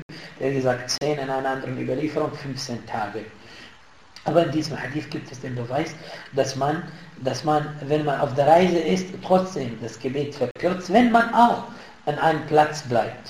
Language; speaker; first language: German; non-native, fluent; Arabic